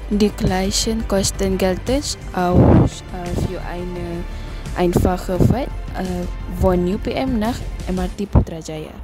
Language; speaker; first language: German; non-native, learner; Malay